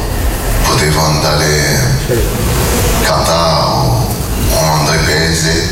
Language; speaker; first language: Italian; non-native, learner; French